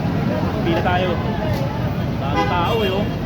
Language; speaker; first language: Filipino; native; Filipino